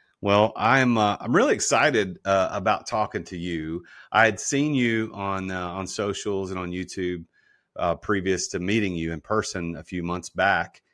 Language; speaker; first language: English; native; English